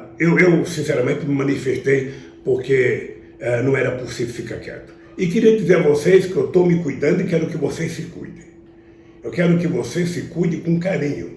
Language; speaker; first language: Portuguese; native; Portuguese